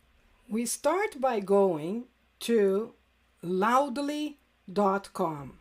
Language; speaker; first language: English; native; English